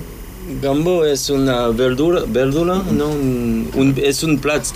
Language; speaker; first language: Catalan; non-native, fluent; English